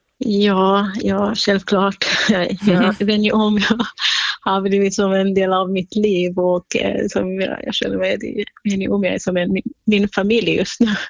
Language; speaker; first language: Swedish; non-native, fluent; Central Kurdish